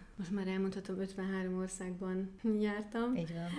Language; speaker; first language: Hungarian; non-native, fluent; German